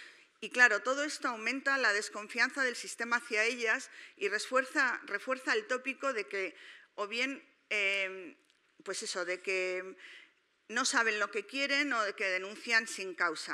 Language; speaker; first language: Spanish; native; Spanish